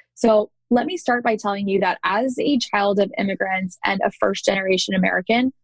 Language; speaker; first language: English; native; English